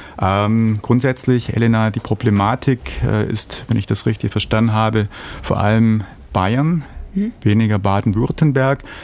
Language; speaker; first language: German; native; German